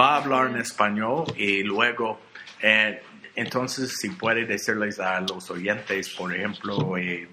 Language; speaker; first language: Spanish; non-native, learner; English